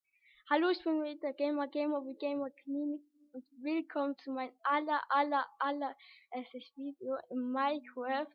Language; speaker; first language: German; early bilingual, other home language; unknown